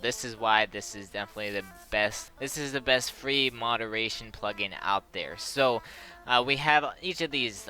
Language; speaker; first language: English; native; English